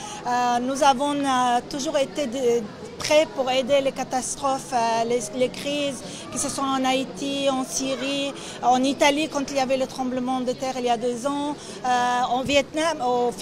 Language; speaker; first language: French; non-native, local second language; Arabic